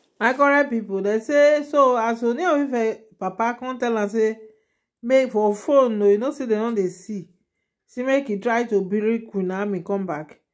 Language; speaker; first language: Nigerian Pidgin; non-native, local second language; Yoruba